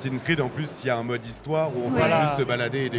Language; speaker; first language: French; native; French